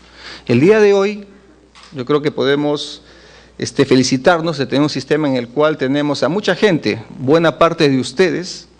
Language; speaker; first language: Spanish; native; Spanish